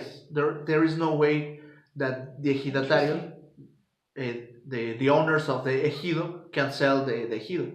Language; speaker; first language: English; non-native, fluent; Spanish